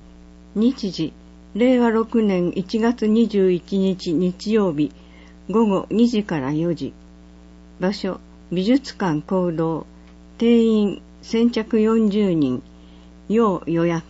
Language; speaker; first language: Japanese; native; Japanese